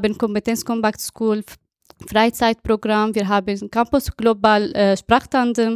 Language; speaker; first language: German; non-native, fluent; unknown